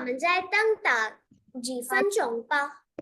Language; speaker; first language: Chinese; non-native, learner; Urdu